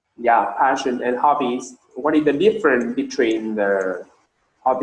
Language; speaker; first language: English; non-native, learner; Vietnamese